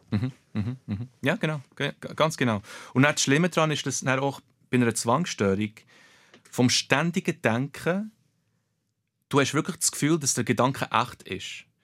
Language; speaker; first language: German; early bilingual, other home language; Portuguese